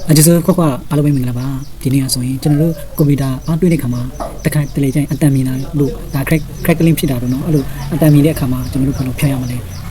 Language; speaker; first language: Burmese; non-native, local second language; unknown